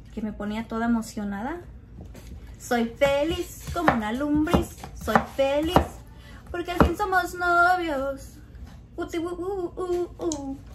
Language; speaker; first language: Spanish; early bilingual, heritage; Spanish